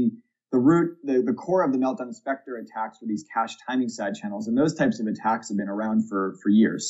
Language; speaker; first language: English; native; English